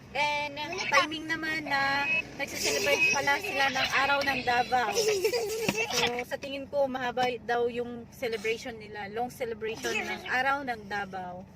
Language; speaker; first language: Filipino; non-native, local second language; Cebuano